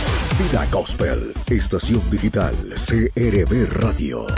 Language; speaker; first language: Spanish; native; Spanish